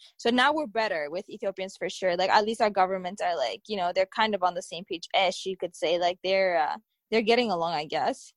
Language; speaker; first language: English; early bilingual, other home language; Tigrinya